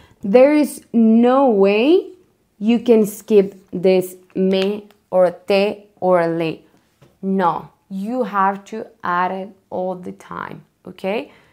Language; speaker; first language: English; non-native, fluent; Spanish